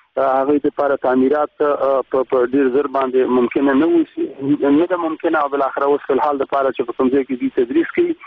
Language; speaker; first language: Pashto; native; Pashto